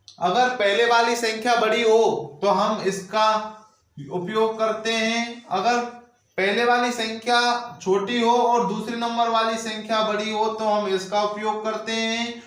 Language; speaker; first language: Hindi; native; Hindi